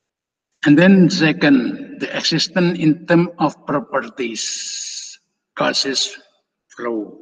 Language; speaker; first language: English; non-native, fluent; Indonesian